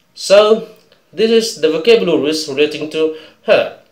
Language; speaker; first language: English; non-native, fluent; Indonesian